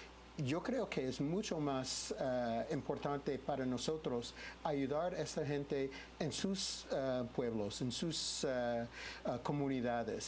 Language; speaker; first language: Spanish; non-native, fluent; English